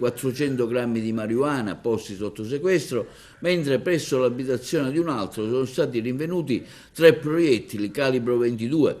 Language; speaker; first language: Italian; native; Italian